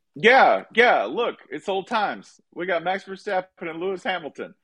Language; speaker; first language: English; native; English